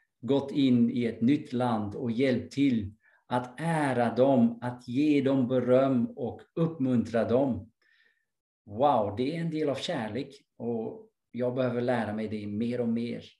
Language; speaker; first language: Swedish; non-native, fluent; English